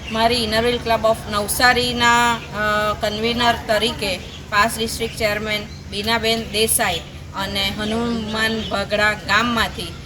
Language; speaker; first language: Gujarati; native; Gujarati